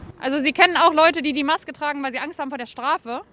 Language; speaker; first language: German; native; German